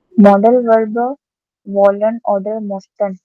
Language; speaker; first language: German; non-native, learner; Hindi